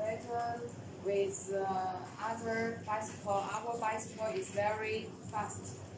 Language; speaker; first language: English; non-native, learner; Chinese